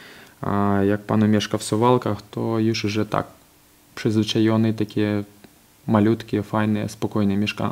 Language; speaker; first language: Polish; non-native, fluent; Ukrainian